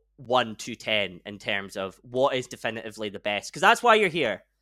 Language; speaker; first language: English; native; English